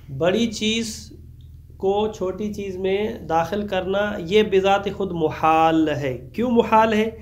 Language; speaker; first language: Urdu; non-native, local second language; Sindhi